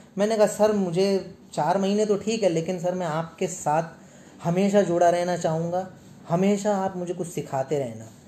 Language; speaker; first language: Hindi; native; Hindi